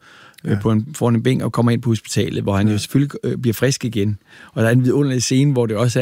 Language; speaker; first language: Danish; native; Danish